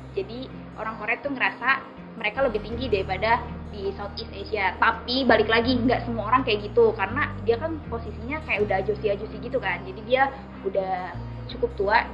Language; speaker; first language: Indonesian; native; Indonesian